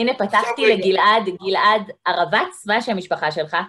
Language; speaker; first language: Hebrew; native; Hebrew